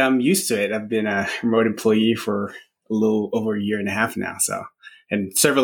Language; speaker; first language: English; non-native, local second language; Filipino